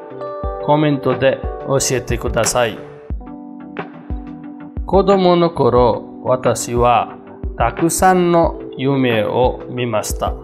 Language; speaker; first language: Japanese; non-native, learner; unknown